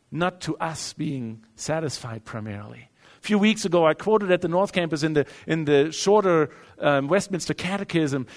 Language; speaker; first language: English; non-native, fluent; German